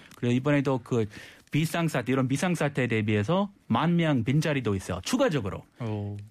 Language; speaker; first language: Korean; non-native, fluent; English